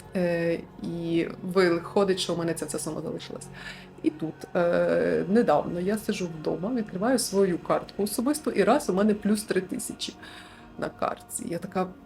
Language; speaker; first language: Ukrainian; non-native, local second language; Russian